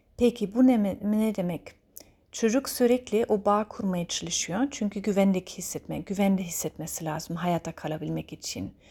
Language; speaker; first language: Turkish; early bilingual, heritage; Turkish